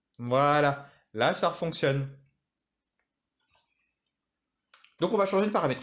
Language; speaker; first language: French; native; French